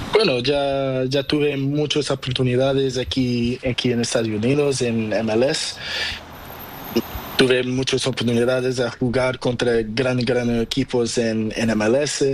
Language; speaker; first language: Spanish; non-native, learner; Portuguese